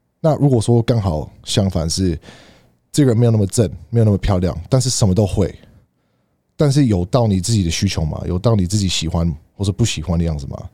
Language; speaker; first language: Chinese; early bilingual, heritage; Chinese